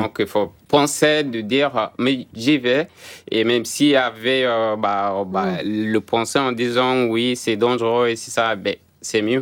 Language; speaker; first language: French; non-native, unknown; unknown